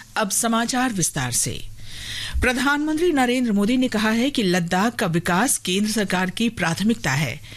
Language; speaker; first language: Hindi; native; Hindi